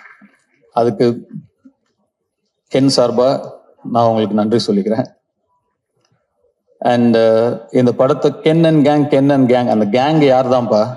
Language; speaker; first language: Tamil; native; Tamil